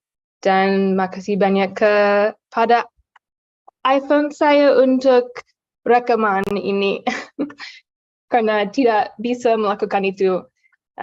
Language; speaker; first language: Indonesian; non-native, learner; English